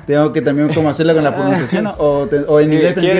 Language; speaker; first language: Spanish; native; Spanish